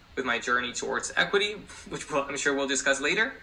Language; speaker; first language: English; non-native, fluent; Spanish